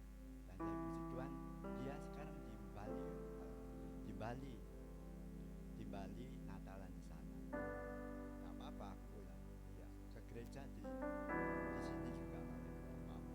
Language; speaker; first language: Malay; non-native, local second language; Javanese